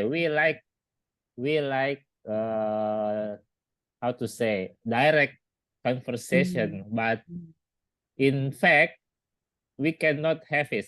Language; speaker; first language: English; non-native, learner; Indonesian